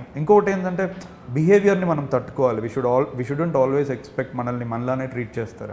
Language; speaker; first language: Telugu; native; Telugu